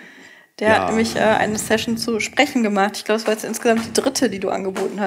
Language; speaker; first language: German; native; German